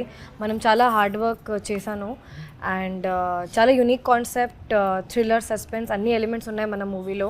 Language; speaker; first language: Telugu; non-native, local second language; Hindi